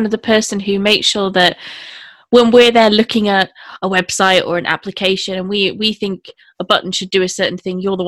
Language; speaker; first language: English; native; English